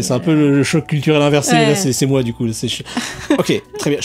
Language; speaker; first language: French; native; French